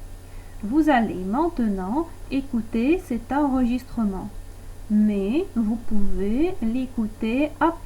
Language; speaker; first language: French; non-native, fluent; Russian